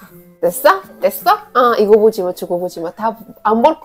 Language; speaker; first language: Korean; non-native, fluent; Arabic